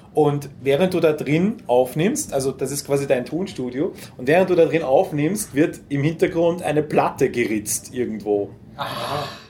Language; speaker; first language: German; native; German